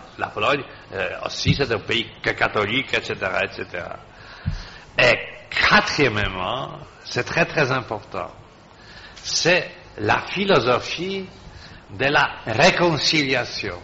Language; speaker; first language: French; non-native, fluent; Polish